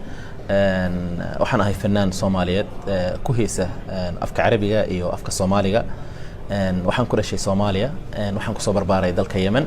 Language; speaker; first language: Somali; early bilingual, heritage; Somali